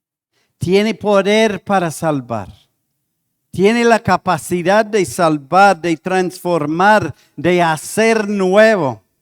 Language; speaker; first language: Spanish; non-native, fluent; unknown